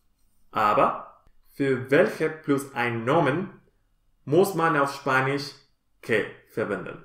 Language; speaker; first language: German; non-native, fluent; Spanish